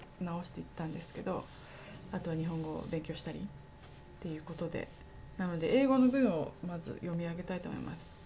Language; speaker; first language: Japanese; native; Japanese